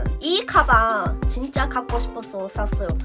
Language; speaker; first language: Korean; non-native, learner; Japanese